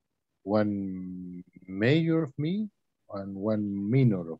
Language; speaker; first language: English; non-native, learner; Spanish